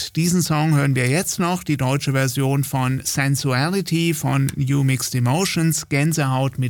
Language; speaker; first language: German; native; German